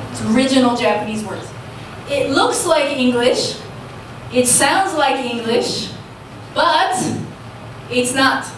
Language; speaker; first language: English; native; English